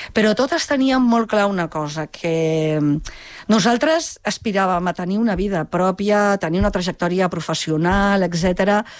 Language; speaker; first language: Catalan; native; Catalan